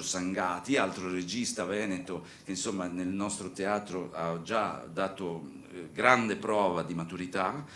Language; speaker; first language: Italian; native; Italian